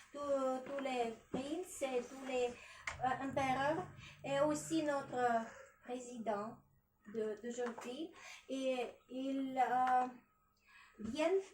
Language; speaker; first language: French; non-native, learner; Russian